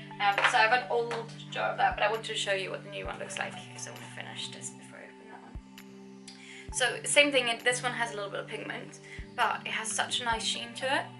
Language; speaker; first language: English; non-native, fluent; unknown